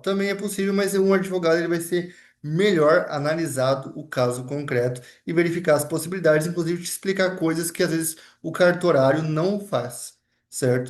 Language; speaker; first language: Portuguese; native; Portuguese